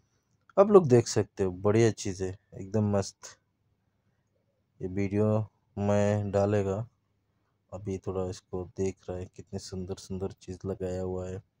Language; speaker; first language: Hindi; non-native, local second language; Bangla